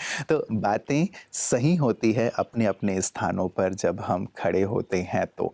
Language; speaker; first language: Hindi; native; Hindi